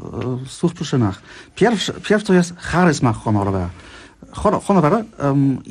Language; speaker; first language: Polish; non-native, fluent; Czech